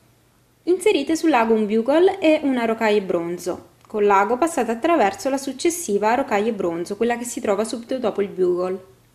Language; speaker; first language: Italian; native; Italian